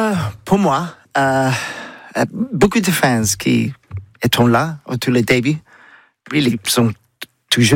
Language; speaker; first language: French; non-native, learner; English